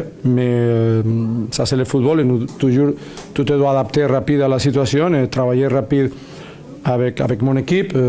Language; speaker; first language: French; non-native, learner; Spanish